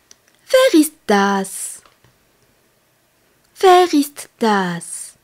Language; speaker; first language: German; non-native, fluent; French